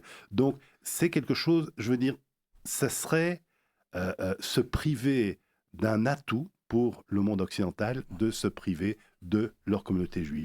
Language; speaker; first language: French; native; French